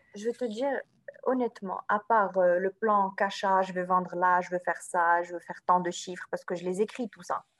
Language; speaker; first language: French; non-native, local second language; Arabic